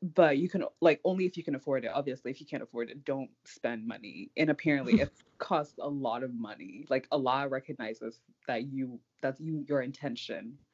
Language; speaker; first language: English; non-native, local second language; Yoruba